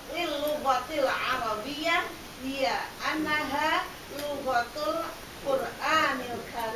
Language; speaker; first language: Arabic; non-native, learner; Indonesian